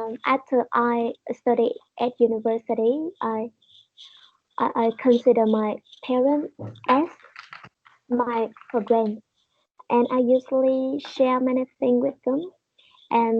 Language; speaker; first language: English; non-native, learner; Vietnamese